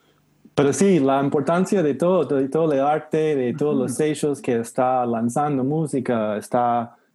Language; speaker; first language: Spanish; non-native, learner; English